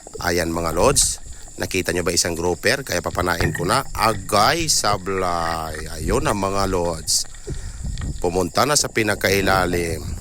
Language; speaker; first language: Filipino; non-native, local second language; Cebuano